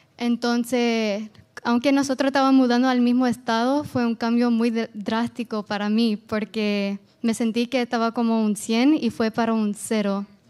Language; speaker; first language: Spanish; non-native, fluent; Portuguese